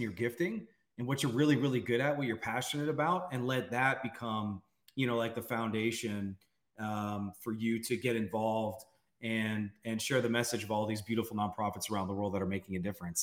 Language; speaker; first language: English; native; English